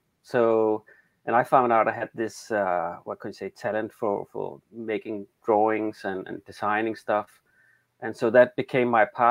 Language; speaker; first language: English; non-native, fluent; Danish